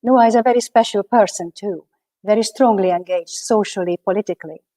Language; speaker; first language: English; non-native, fluent; Hungarian